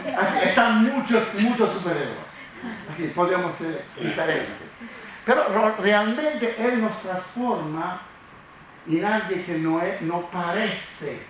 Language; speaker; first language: Spanish; non-native, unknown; Italian